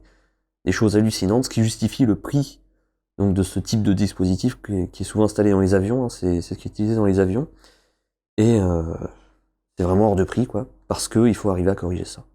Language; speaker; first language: French; native; French